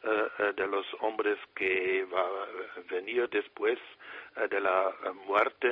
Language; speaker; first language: Spanish; non-native, fluent; German